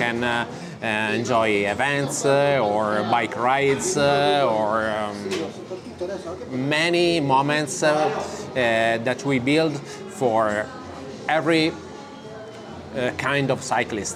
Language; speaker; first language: English; non-native, fluent; Italian